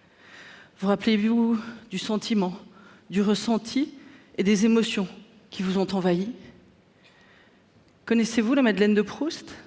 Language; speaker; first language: French; native; French